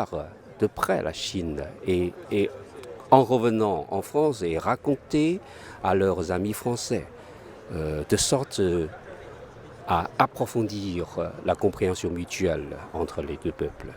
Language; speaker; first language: French; non-native, fluent; Chinese